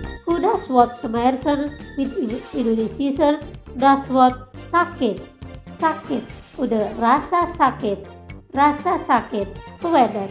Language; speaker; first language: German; non-native, fluent; Indonesian